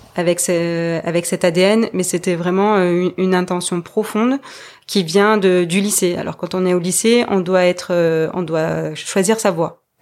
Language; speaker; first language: French; native; French